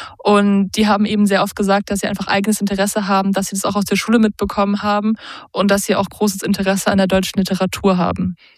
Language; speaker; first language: German; native; German